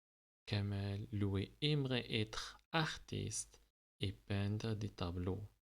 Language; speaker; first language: French; non-native, local second language; Arabic